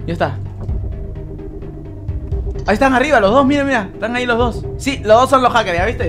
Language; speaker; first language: Spanish; native; Spanish